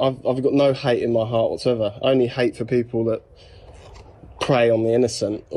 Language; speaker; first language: English; native; English